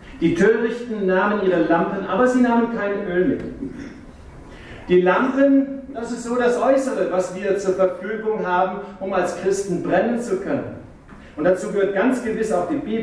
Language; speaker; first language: German; native; German